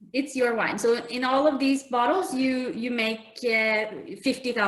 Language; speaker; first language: English; non-native, fluent; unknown